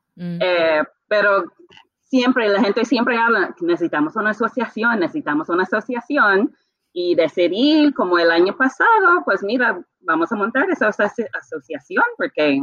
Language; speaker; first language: Spanish; non-native, fluent; English